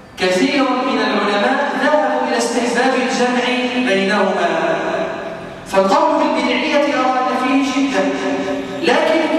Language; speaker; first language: Arabic; native; Arabic